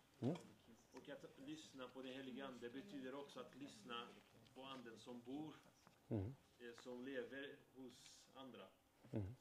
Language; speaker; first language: Swedish; non-native, fluent; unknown